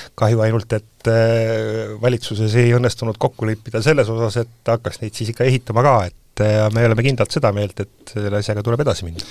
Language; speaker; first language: Estonian; native; Estonian